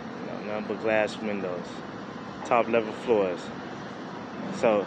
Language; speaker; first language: English; native; English